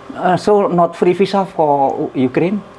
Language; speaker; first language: English; non-native, learner; Indonesian